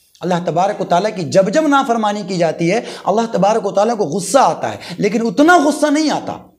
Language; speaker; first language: Urdu; native; Urdu